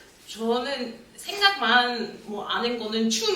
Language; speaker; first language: Korean; non-native, fluent; English